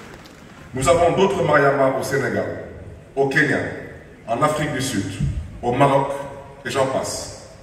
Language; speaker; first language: French; non-native, local second language; Wolof